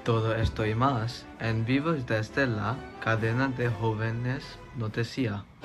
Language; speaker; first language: Spanish; non-native, learner; English